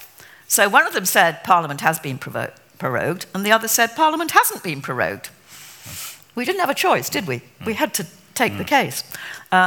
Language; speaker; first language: English; native; English